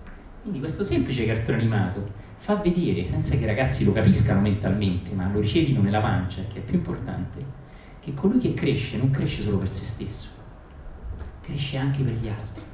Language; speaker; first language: Italian; native; Italian